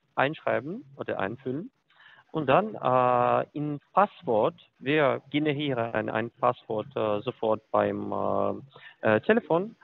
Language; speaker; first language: German; non-native, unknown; Russian